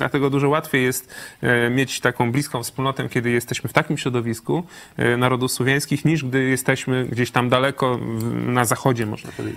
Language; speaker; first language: Polish; non-native, learner; Russian